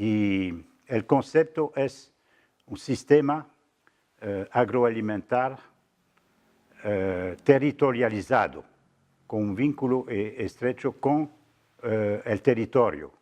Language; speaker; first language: Spanish; non-native, fluent; French